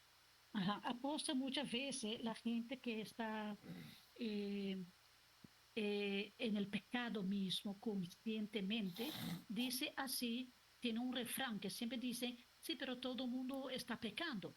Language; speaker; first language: Spanish; non-native, local second language; Papiamento